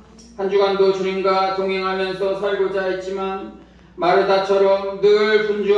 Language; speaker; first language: Korean; native; Korean